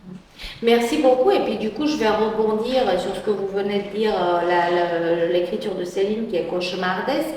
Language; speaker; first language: French; non-native, fluent; Romanian